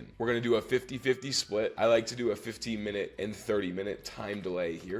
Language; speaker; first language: English; native; English